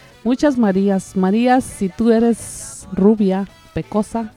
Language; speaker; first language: Spanish; native; Spanish